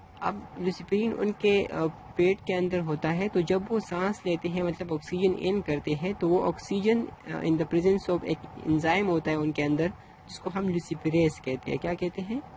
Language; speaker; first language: Urdu; non-native, local second language; Pashto